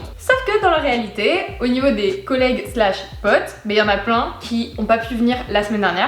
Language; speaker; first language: French; native; French